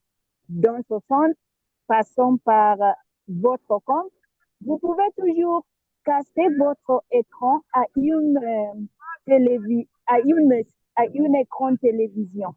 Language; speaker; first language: French; non-native, fluent; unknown